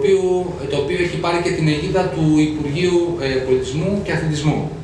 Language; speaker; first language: Greek; native; Greek